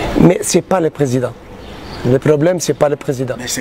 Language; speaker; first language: French; non-native, learner; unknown